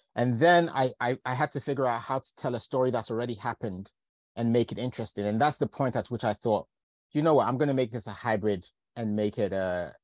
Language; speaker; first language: English; native; English